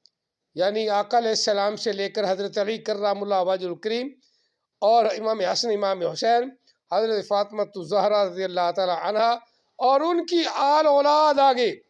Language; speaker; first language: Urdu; non-native, local second language; Punjabi